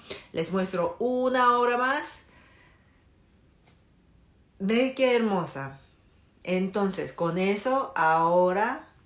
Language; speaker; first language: Spanish; non-native, fluent; Korean